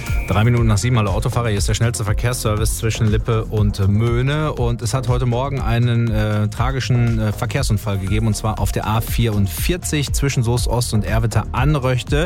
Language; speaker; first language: German; native; German